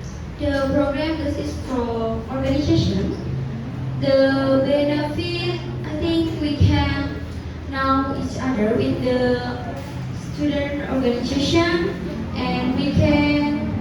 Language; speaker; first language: English; non-native, learner; Indonesian